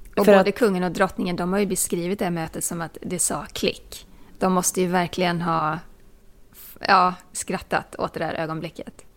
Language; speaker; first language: Swedish; native; Swedish